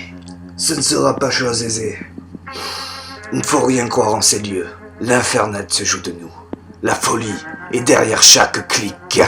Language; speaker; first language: French; native; French